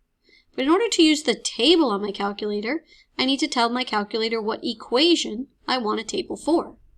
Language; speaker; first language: English; native; English